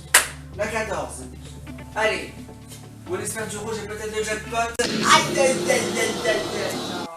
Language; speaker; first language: French; native; French